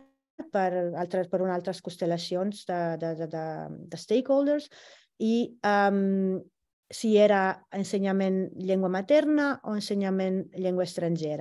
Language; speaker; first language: Catalan; non-native, fluent; Italian